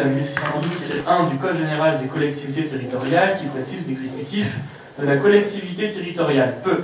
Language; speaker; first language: French; native; French